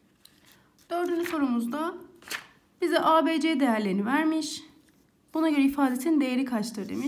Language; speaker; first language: Turkish; native; Turkish